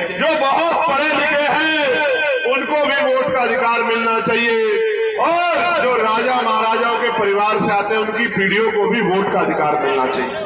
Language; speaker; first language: Hindi; native; Hindi